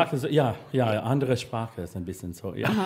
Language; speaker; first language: German; non-native, fluent; English